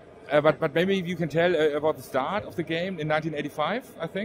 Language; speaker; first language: English; non-native, fluent; German